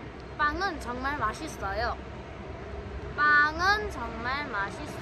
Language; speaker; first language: Korean; non-native, learner; Bangla